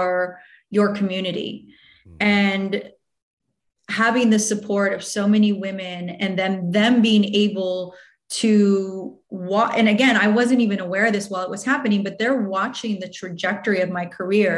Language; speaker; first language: English; native; English